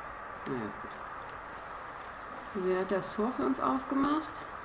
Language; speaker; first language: German; native; German